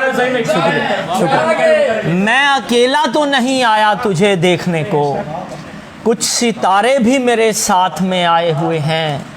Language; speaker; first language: Urdu; non-native, local second language; Punjabi